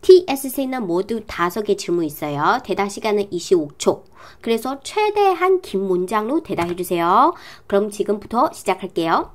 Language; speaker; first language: Korean; non-native, fluent; Chinese